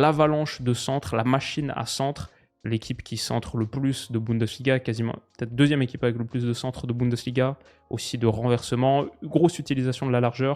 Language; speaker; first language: French; native; French